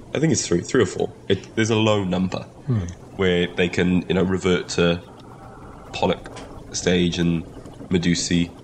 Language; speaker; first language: English; non-native, local second language; Welsh